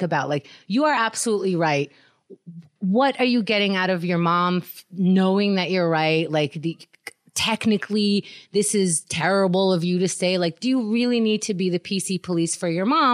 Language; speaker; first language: English; native; English